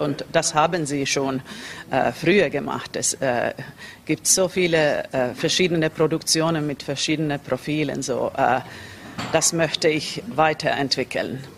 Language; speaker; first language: German; non-native, learner; Finnish